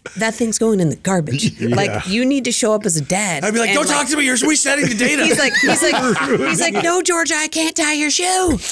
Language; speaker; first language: English; native; English